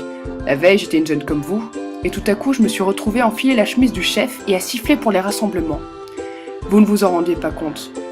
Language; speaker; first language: French; native; French